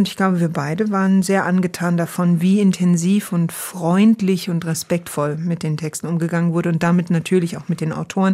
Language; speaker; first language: German; native; German